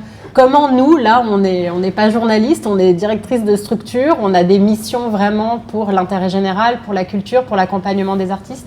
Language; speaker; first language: French; native; French